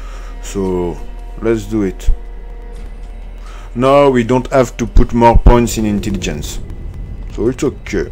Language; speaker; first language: English; non-native, learner; French